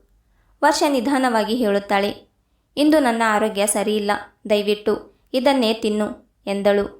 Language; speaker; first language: Kannada; native; Kannada